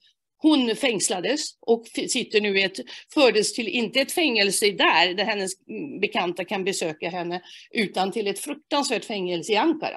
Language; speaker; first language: Swedish; native; Swedish